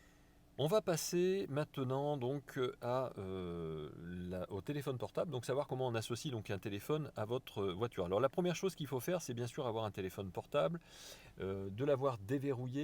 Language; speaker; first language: French; native; French